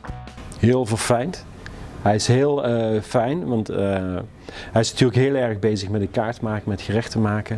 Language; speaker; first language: Dutch; native; Dutch